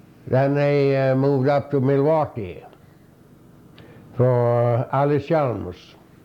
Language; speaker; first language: English; non-native, fluent; Swedish